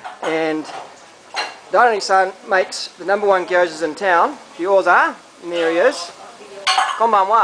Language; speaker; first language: English; native; English